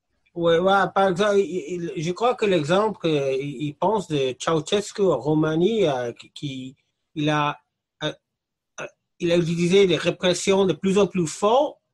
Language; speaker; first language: French; non-native, fluent; English